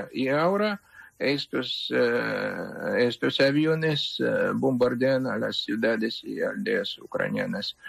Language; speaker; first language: Spanish; non-native, fluent; Ukrainian